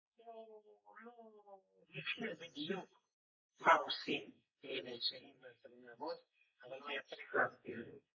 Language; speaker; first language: Hebrew; non-native, fluent; Hungarian